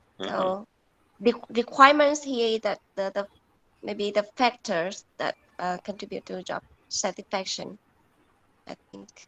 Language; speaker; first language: English; non-native, learner; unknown